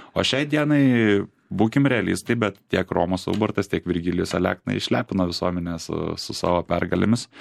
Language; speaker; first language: Lithuanian; native; Lithuanian